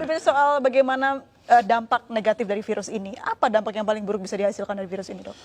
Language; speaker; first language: Indonesian; native; Indonesian